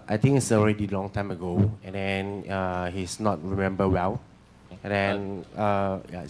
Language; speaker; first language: English; non-native, learner; Chinese